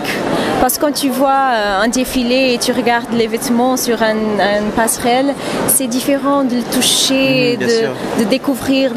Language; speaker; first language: French; non-native, fluent; Portuguese